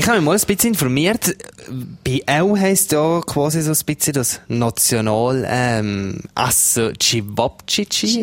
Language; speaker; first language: German; native; German